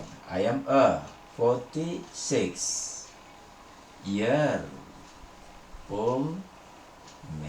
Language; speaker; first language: English; non-native, fluent; Indonesian